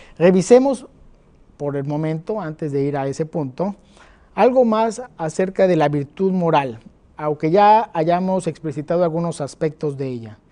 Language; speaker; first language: Spanish; native; Spanish